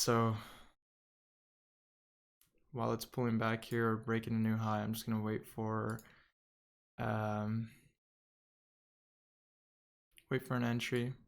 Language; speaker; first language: English; native; English